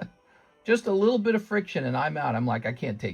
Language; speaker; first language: English; native; English